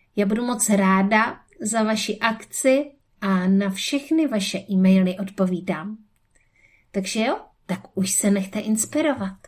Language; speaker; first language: Czech; native; Czech